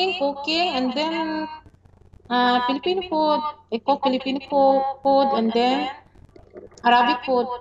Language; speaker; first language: English; non-native, learner; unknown